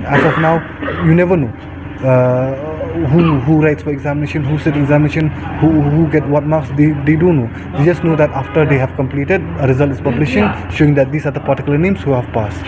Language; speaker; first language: English; non-native, local second language; Khasi